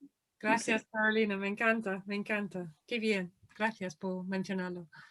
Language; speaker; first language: Spanish; non-native, fluent; English